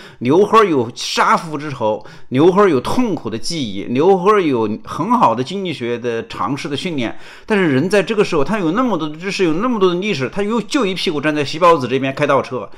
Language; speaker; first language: Chinese; native; Chinese